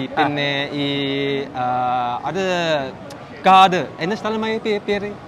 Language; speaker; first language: Malayalam; non-native, learner; Chinese